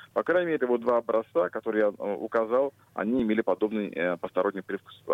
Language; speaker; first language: Russian; native; Russian